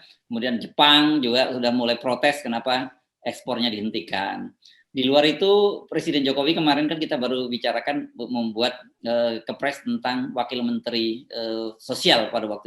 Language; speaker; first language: Indonesian; native; Indonesian